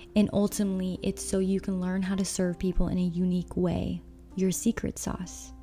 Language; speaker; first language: English; native; English